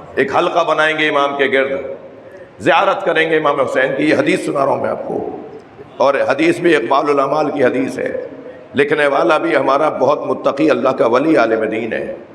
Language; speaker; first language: Urdu; native; Urdu